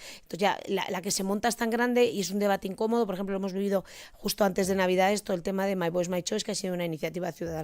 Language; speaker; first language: Spanish; native; Spanish